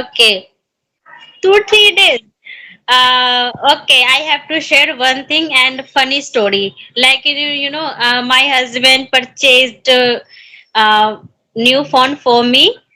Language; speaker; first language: English; non-native, learner; Hindi